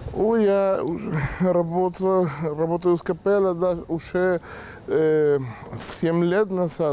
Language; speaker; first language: Russian; non-native, learner; Spanish